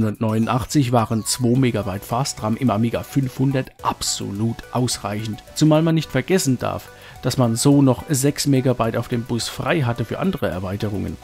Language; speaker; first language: German; native; German